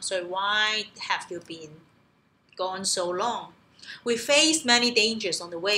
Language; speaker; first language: English; non-native, local second language; Cantonese